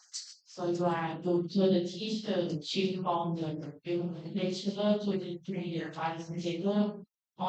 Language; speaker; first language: English; non-native, learner; Thai